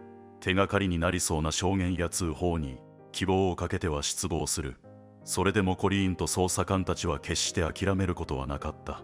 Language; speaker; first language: Japanese; native; Japanese